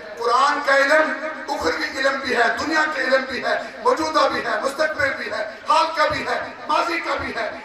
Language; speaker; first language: Urdu; non-native, local second language; Saraiki